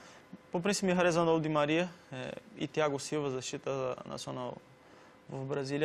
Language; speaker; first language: Bulgarian; non-native, learner; Portuguese